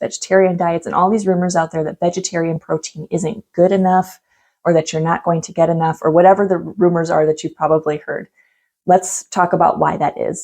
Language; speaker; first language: English; native; English